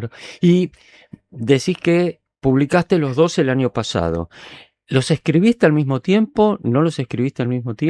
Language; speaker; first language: Spanish; native; Spanish